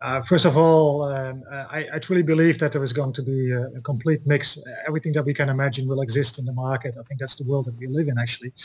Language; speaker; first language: English; non-native, fluent; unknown